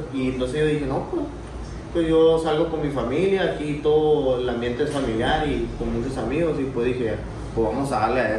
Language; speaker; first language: Spanish; native; Spanish